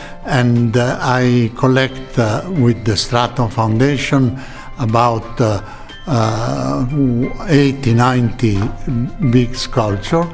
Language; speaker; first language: English; non-native, learner; Italian